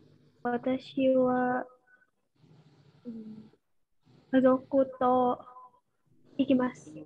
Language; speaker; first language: Japanese; non-native, learner; Indonesian